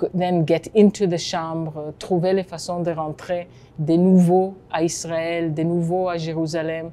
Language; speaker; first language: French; non-native, fluent; Hebrew